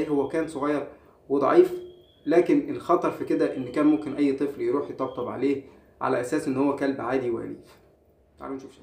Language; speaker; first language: Arabic; native; Arabic